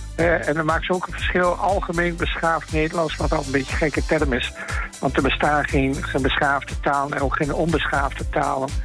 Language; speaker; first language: Dutch; native; Dutch